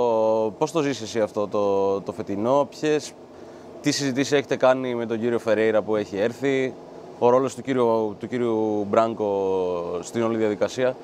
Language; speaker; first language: Greek; native; Greek